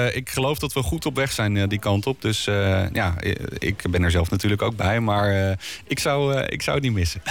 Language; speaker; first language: Dutch; native; Dutch